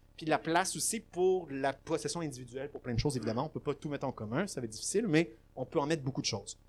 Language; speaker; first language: French; native; French